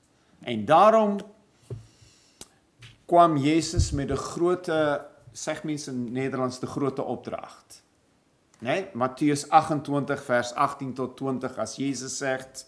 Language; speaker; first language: Dutch; non-native, fluent; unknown